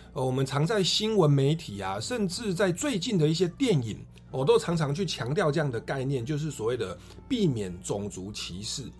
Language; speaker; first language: Chinese; non-native, local second language; Min Nan Chinese